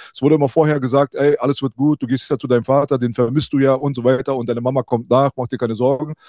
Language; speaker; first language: German; early bilingual, other home language; Persian